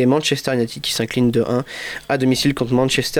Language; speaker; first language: French; native; French